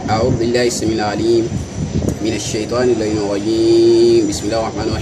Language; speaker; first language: Arabic; non-native, learner; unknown